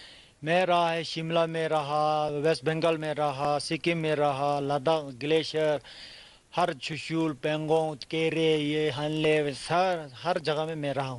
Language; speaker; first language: Hindi; non-native, learner; Tibetan